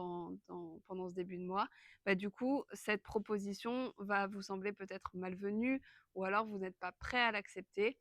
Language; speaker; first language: French; native; French